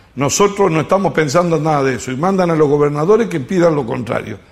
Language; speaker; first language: Spanish; native; Spanish